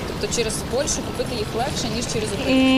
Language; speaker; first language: Ukrainian; native; Ukrainian